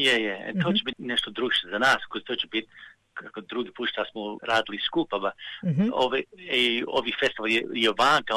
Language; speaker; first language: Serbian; early bilingual, heritage; Serbian